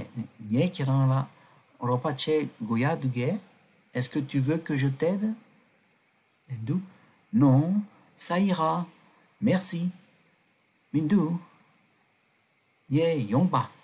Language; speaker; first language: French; non-native, fluent; Tibetan